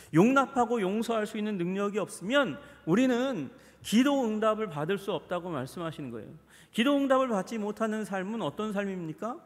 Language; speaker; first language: Korean; native; Korean